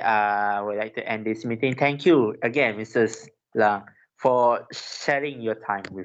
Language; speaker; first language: English; non-native, local second language; Malay